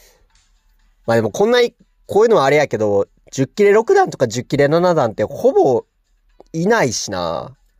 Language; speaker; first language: Japanese; native; Japanese